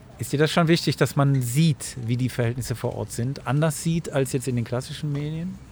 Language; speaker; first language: German; native; German